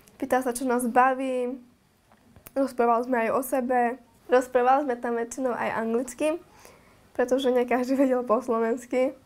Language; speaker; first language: Slovak; native; Slovak